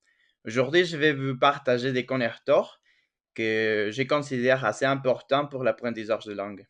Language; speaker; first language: French; non-native, fluent; Spanish